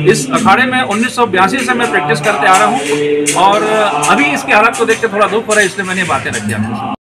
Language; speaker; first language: Hindi; native; Hindi